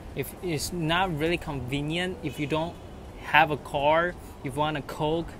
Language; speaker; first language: English; non-native, fluent; Chinese